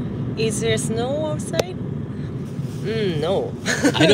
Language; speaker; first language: English; non-native, learner; Japanese